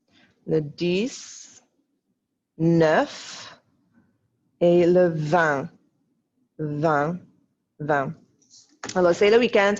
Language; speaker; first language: French; non-native, fluent; English